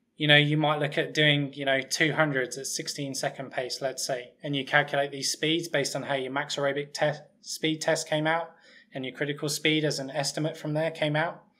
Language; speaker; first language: English; native; English